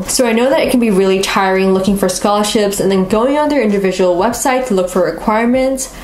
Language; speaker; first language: English; native; English